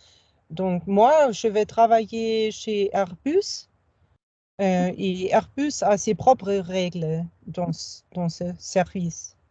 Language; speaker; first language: French; non-native, fluent; German